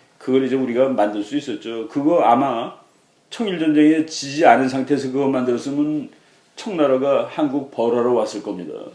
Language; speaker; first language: Korean; native; Korean